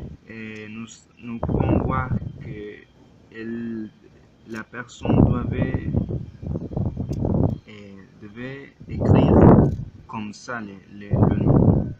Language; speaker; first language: French; non-native, learner; Spanish